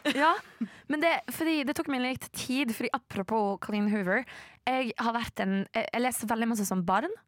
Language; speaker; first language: Norwegian; early bilingual, other home language; Polish